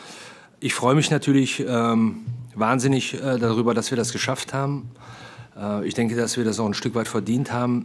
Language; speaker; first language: German; native; German